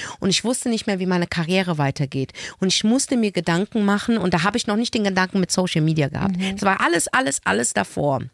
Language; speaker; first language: German; early bilingual, other home language; Arabic